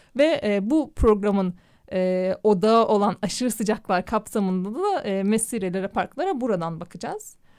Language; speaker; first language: Turkish; native; Turkish